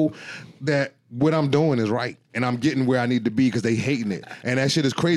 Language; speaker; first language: English; native; English